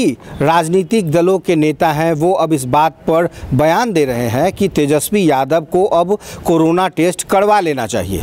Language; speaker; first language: Hindi; native; Hindi